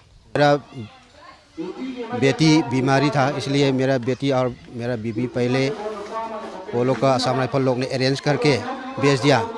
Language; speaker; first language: Hindi; non-native, local second language; Manipuri